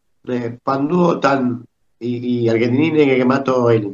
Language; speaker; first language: Greek; early bilingual, heritage; Spanish